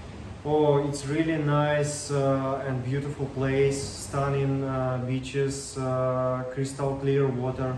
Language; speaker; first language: English; non-native, learner; Russian